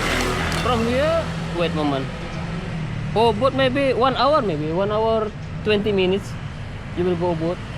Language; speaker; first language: English; non-native, learner; Indonesian